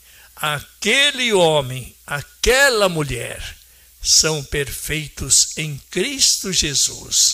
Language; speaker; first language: Portuguese; native; Portuguese